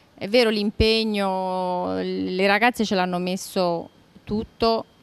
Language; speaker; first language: Italian; native; Italian